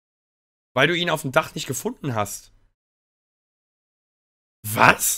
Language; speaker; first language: German; native; German